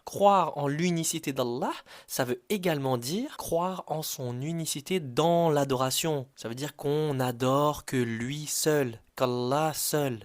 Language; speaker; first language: French; native; French